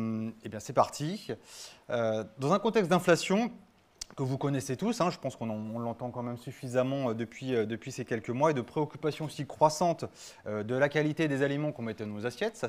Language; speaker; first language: French; native; French